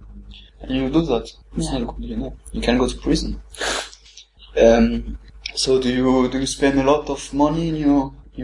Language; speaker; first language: English; non-native, learner; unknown